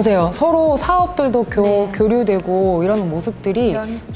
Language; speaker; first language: Korean; native; Korean